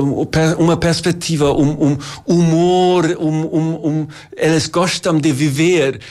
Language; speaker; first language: Portuguese; non-native, learner; German